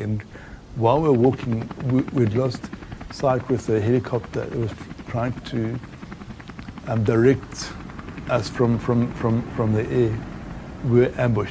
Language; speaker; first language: English; native; English